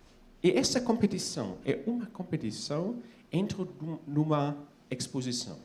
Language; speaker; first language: Portuguese; non-native, fluent; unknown